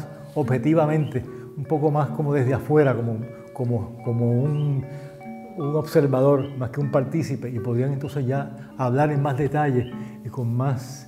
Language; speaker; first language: Spanish; native; Spanish